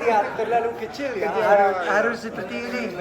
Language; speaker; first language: Indonesian; non-native, learner; Dutch